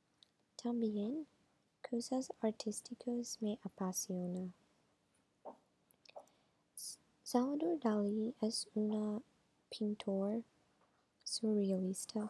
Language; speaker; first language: Spanish; non-native, learner; English